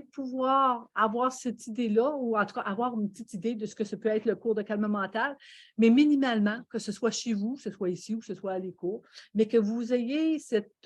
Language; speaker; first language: French; native; French